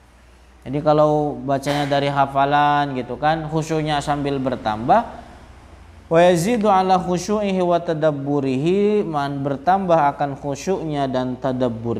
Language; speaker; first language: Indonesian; native; Indonesian